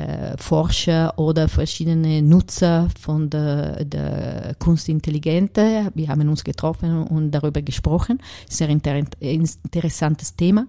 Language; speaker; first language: German; non-native, fluent; Italian